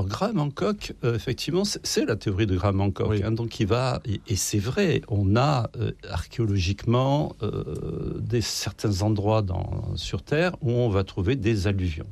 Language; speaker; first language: French; native; French